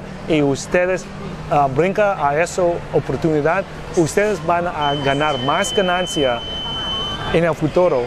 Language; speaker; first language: Spanish; non-native, learner; English